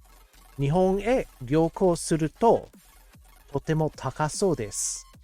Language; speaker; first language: Japanese; non-native, learner; English